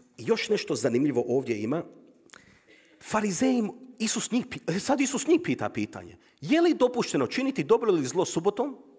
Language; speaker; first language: Croatian; native; Croatian